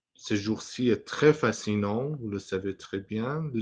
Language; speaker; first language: French; non-native, fluent; Persian